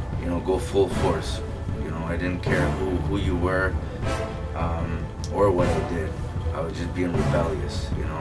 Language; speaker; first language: English; early bilingual, other home language; Spanish